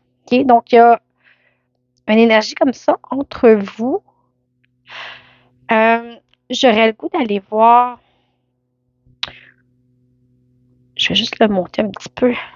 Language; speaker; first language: French; native; French